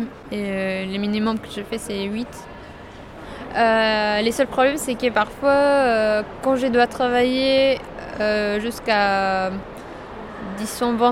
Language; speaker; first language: French; non-native, fluent; Spanish